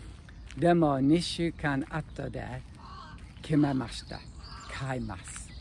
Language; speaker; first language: Japanese; non-native, learner; English